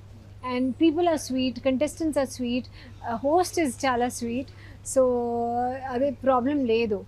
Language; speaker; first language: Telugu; non-native, learner; Hindi